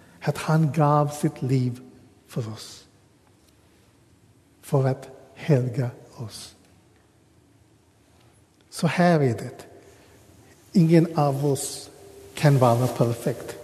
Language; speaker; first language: Swedish; non-native, fluent; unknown